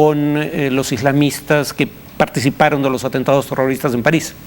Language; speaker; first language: Spanish; native; Spanish